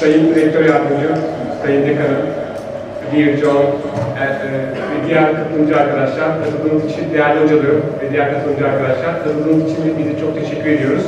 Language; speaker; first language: Turkish; native; Turkish